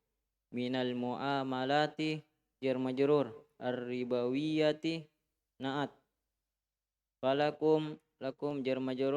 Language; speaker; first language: Arabic; non-native, learner; Indonesian